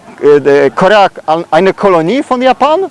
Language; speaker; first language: German; non-native, fluent; Polish